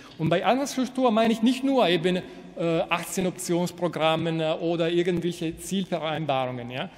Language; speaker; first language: German; non-native, fluent; Italian